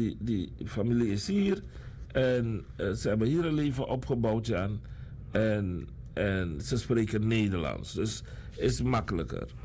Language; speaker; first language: Dutch; native; Dutch